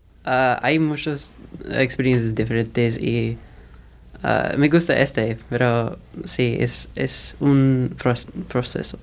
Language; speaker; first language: Spanish; non-native, learner; English